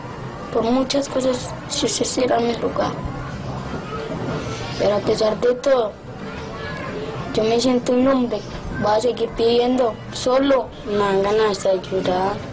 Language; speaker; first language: Spanish; native; Spanish